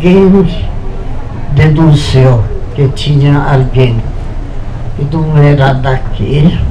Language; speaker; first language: Portuguese; non-native, fluent; Polish